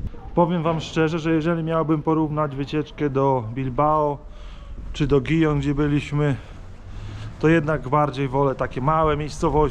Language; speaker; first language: Polish; native; Polish